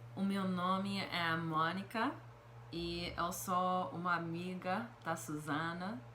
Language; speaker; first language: Portuguese; non-native, fluent; English